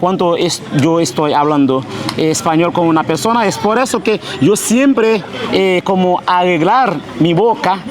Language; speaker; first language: Spanish; early bilingual, heritage; Haitian Creole